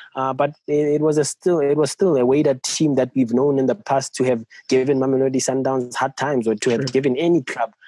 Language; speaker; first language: English; non-native, local second language; Southern Sotho